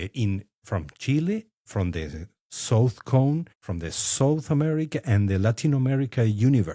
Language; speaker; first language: English; non-native, fluent; Spanish